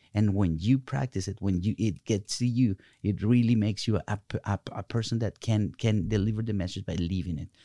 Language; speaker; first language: English; non-native, fluent; Spanish